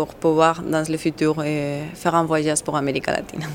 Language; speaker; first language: French; non-native, fluent; Spanish